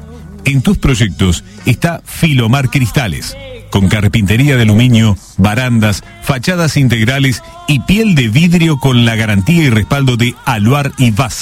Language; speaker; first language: Spanish; native; Spanish